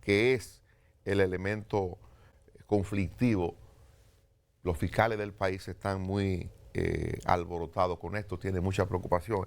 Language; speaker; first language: Spanish; native; Spanish